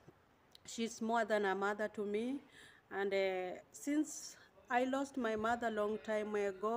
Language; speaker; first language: English; non-native, learner; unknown